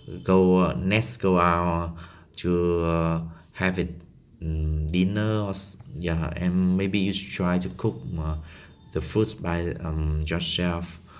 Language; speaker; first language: English; non-native, learner; Vietnamese